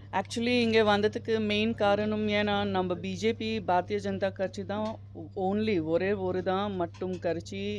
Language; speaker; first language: Tamil; non-native, fluent; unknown